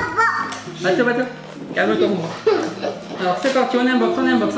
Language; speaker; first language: French; native; French